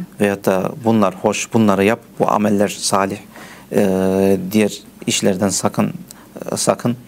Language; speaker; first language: Turkish; early bilingual, heritage; Turkish